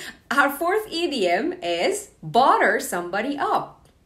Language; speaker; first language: English; non-native, fluent; Persian